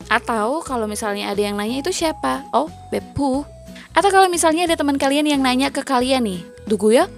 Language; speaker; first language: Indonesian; native; Indonesian